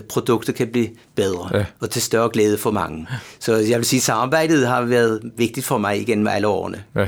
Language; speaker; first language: Danish; native; Danish